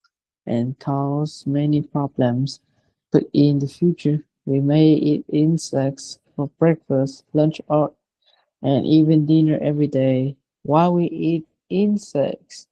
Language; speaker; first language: English; non-native, learner; Vietnamese